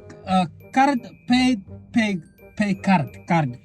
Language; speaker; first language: English; non-native, learner; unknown